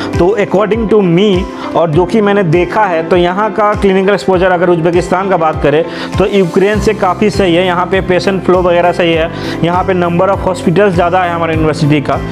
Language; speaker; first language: Hindi; native; Hindi